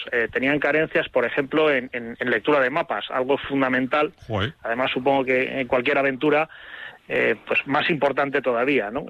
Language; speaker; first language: Spanish; native; Spanish